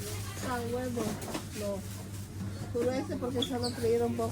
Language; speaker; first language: Spanish; non-native, learner; Filipino